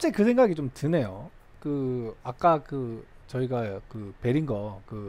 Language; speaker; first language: Korean; native; Korean